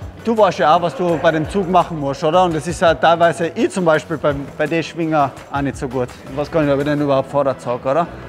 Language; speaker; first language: German; native; German